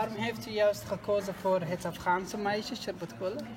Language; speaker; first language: Dutch; non-native, fluent; Pashto